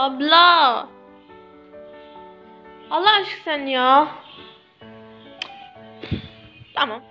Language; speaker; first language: Turkish; non-native, learner; Arabic